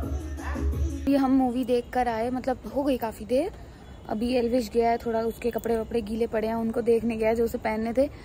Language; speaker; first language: Hindi; native; Hindi